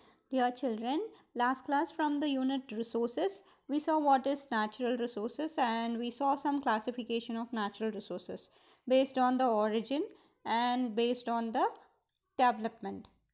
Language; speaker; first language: English; non-native, local second language; Tamil